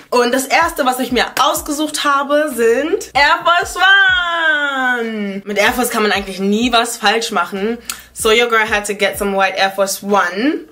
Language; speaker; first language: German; early bilingual, other home language; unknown